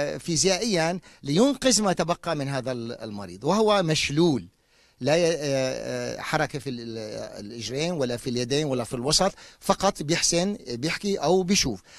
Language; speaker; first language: Arabic; native; Arabic